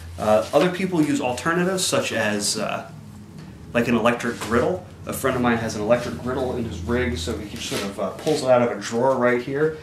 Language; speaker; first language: English; native; English